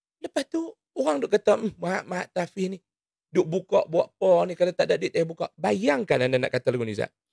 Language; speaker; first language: Malay; native; Malay